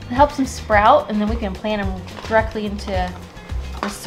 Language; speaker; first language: English; native; English